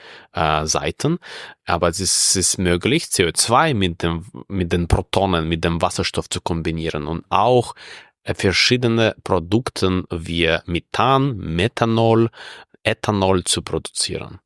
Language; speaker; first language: German; non-native, fluent; Russian